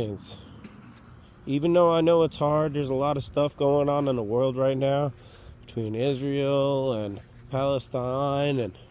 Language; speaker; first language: English; native; English